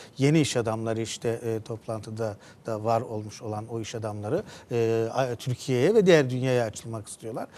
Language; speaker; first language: Turkish; native; Turkish